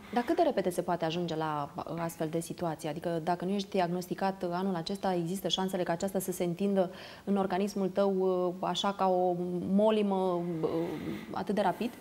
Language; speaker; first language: Romanian; native; Romanian